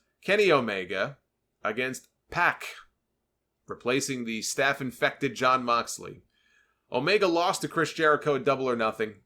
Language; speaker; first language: English; native; English